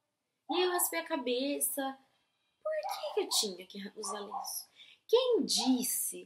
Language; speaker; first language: Portuguese; native; Portuguese